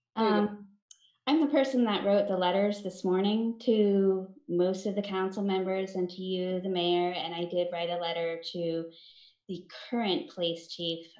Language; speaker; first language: English; native; English